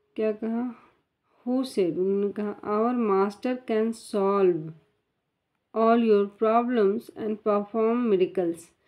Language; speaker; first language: Hindi; native; Hindi